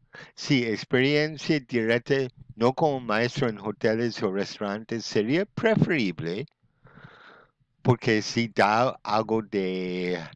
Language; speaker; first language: Spanish; non-native, fluent; English